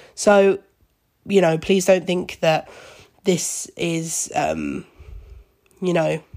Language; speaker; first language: English; native; English